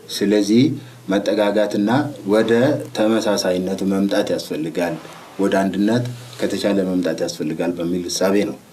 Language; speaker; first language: Amharic; non-native, local second language; Oromo